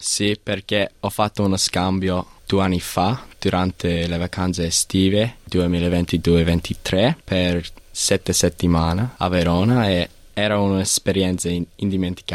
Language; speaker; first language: Italian; non-native, learner; English